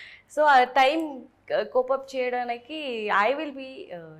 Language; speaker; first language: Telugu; non-native, learner; Kannada